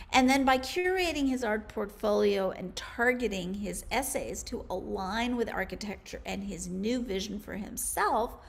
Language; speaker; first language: English; native; English